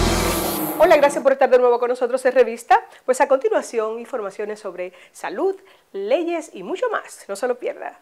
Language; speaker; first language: Spanish; native; Spanish